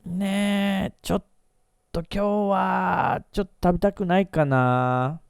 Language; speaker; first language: Japanese; non-native, fluent; English